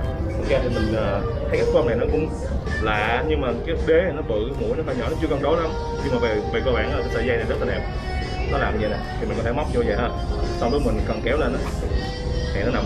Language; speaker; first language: Vietnamese; native; Vietnamese